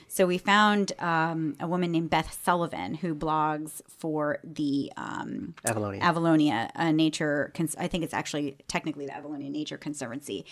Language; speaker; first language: English; native; English